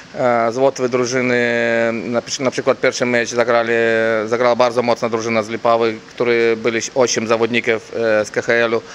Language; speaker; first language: Polish; non-native, learner; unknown